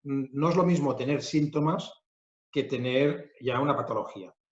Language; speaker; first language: Spanish; native; Spanish